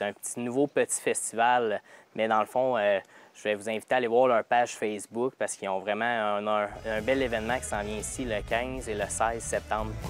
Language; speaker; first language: French; native; French